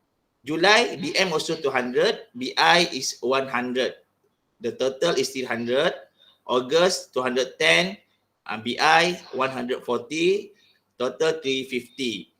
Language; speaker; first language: English; non-native, local second language; Malay